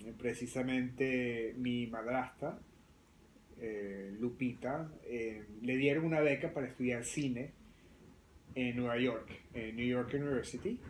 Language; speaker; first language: Spanish; early bilingual, other home language; French